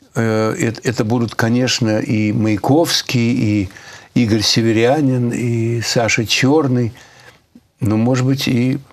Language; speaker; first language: Russian; native; Russian